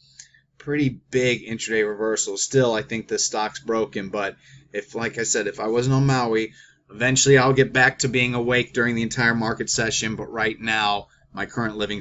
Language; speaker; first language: English; native; English